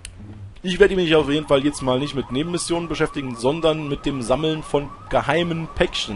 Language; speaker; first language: German; native; German